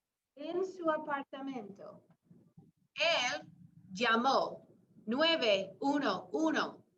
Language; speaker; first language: Spanish; non-native, fluent; English